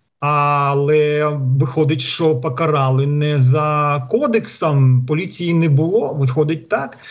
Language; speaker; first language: Ukrainian; non-native, local second language; Russian